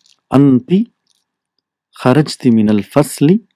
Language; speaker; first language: Arabic; non-native, fluent; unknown